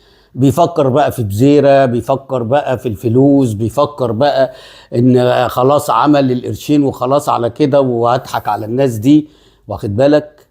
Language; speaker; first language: Arabic; native; Arabic